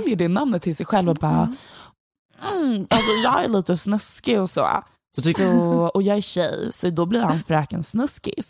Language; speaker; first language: Swedish; native; Swedish